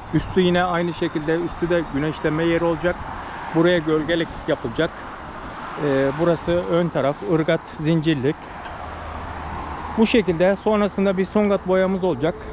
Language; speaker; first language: Turkish; native; Turkish